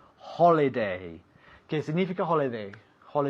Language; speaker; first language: Spanish; non-native, fluent; English